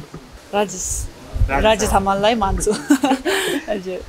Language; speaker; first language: Nepali; non-native, fluent; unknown